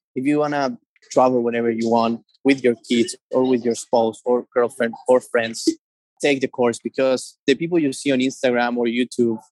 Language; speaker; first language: English; non-native, fluent; Spanish